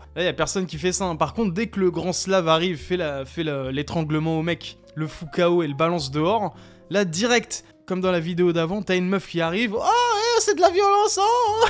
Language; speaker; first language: French; native; French